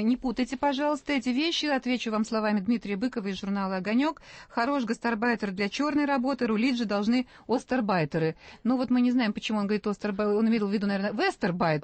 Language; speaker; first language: Russian; native; Russian